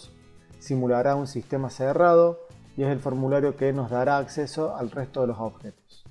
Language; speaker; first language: Spanish; native; Spanish